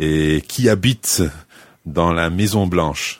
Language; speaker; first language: French; non-native, fluent; English